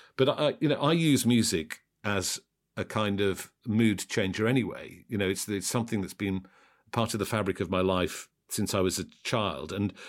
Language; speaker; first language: English; native; English